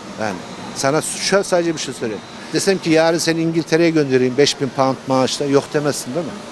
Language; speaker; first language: Turkish; native; Turkish